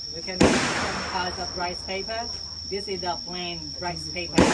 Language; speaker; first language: English; non-native, fluent; Vietnamese